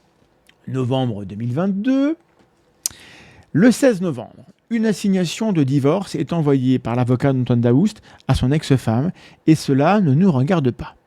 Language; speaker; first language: French; native; French